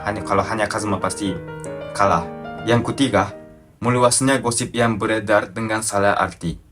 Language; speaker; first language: Indonesian; non-native, fluent; Japanese